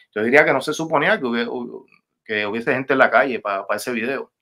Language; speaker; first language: Spanish; native; Spanish